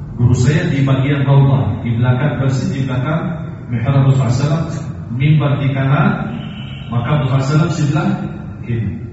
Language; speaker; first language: Indonesian; non-native, fluent; Arabic